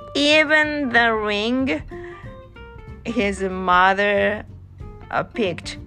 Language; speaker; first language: English; non-native, learner; Japanese